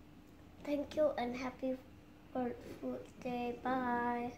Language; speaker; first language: English; non-native, learner; Indonesian